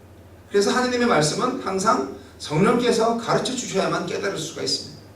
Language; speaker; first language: Korean; native; Korean